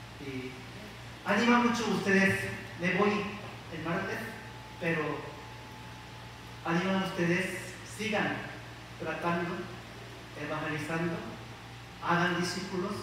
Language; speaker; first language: Spanish; non-native, learner; Korean